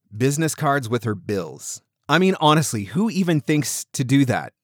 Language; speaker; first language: English; native; English